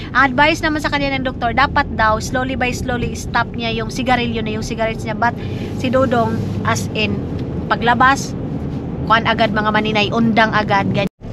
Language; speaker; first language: Filipino; non-native, local second language; Cebuano